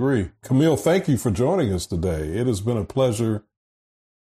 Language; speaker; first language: English; native; English